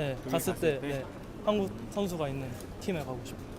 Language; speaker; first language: Korean; early bilingual, heritage; Korean